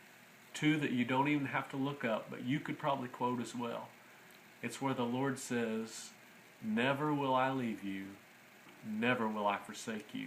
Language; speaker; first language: English; native; English